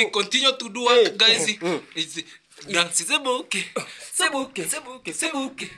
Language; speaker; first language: English; non-native, learner; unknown